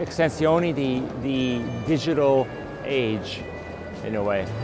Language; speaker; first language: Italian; non-native, learner; English